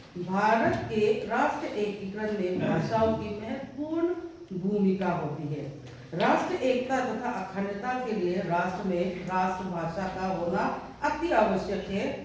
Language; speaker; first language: Hindi; non-native, local second language; Mizo